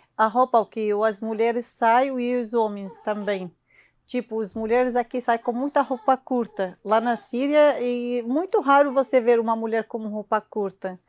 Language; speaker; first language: Portuguese; non-native, learner; Arabic